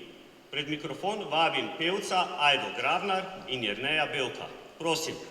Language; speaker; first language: Slovenian; native; Slovenian